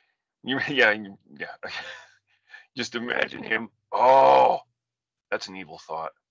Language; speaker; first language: English; native; English